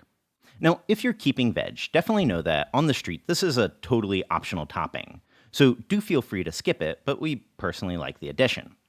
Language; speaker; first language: English; native; English